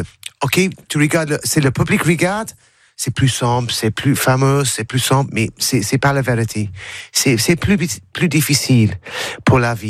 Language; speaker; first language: French; non-native, learner; English